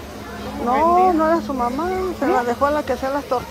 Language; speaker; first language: Spanish; native; Spanish